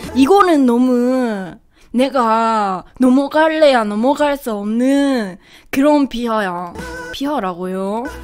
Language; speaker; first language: Korean; non-native, fluent; Japanese